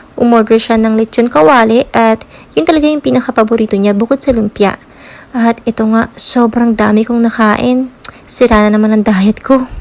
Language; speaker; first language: Filipino; native; Filipino